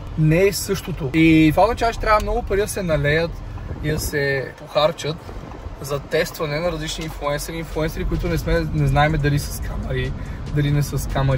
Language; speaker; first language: Bulgarian; native; Bulgarian